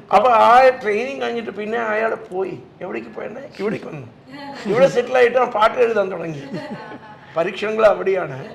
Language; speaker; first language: Malayalam; non-native, fluent; Telugu